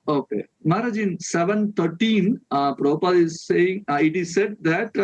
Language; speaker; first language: English; non-native, local second language; Tamil